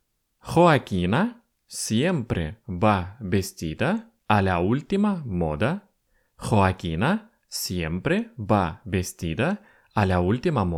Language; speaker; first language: Spanish; non-native, fluent; Russian